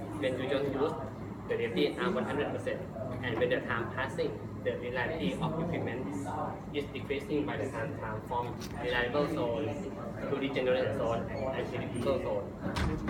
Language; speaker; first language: English; non-native, learner; Thai